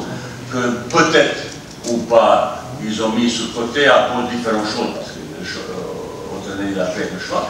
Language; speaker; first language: French; non-native, fluent; Bosnian